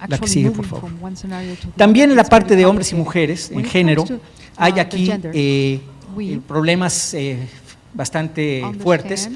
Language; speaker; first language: Spanish; native; Spanish